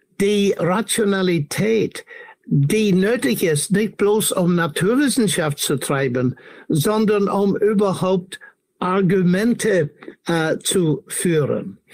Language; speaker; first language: German; non-native, fluent; English